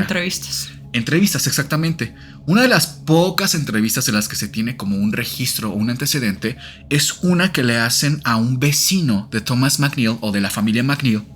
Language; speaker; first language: Spanish; native; Spanish